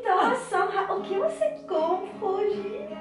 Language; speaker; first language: Portuguese; non-native, fluent; French